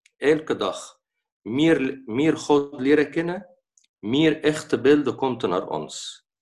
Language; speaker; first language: Dutch; non-native, fluent; Arabic